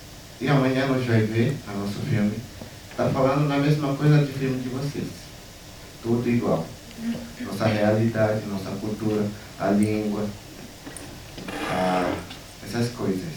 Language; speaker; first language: Portuguese; non-native, local second language; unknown